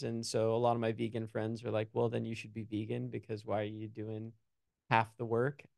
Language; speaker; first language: English; native; English